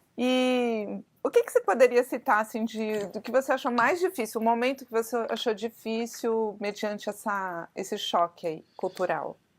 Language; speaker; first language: Portuguese; native; Portuguese